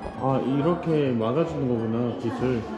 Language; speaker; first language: Korean; native; Korean